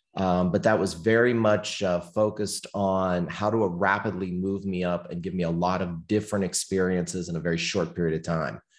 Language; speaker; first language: English; native; English